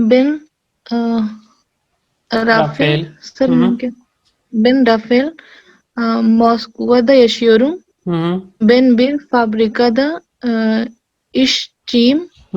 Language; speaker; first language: Turkish; non-native, learner; Urdu